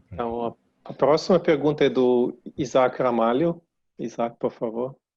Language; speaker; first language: Portuguese; non-native, fluent; Russian